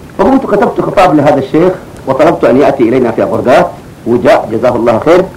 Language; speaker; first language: Arabic; native; Arabic